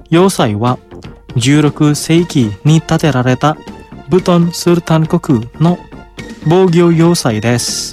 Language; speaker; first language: Japanese; non-native, fluent; Indonesian